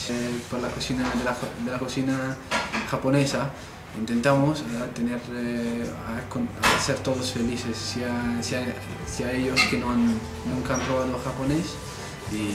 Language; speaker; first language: Spanish; non-native, fluent; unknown